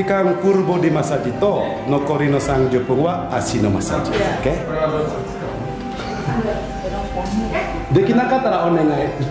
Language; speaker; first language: Japanese; non-native, local second language; Indonesian